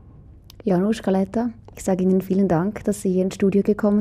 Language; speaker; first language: German; native; German